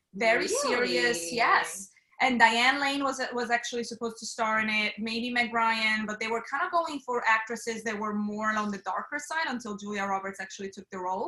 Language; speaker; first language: English; non-native, fluent; German